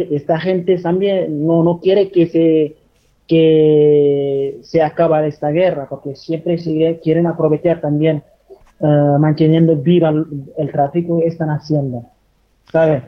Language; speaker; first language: Spanish; non-native, fluent; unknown